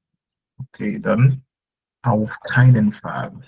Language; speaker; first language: German; non-native, fluent; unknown